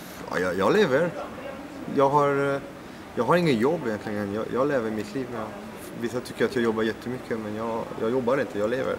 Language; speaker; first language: Swedish; non-native, fluent; French